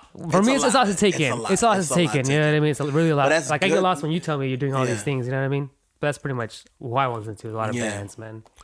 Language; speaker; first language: English; native; English